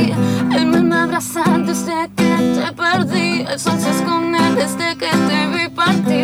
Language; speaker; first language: Spanish; native; Spanish